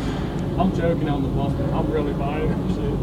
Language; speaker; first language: English; native; English